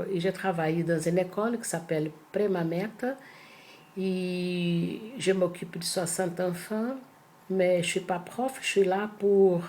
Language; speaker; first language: French; non-native, fluent; Portuguese